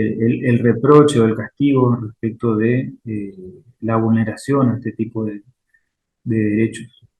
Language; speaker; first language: Spanish; native; Spanish